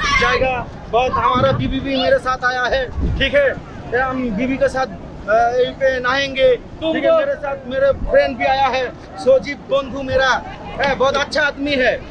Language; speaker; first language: Hindi; non-native, local second language; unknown